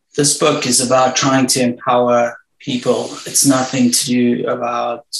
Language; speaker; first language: English; native; English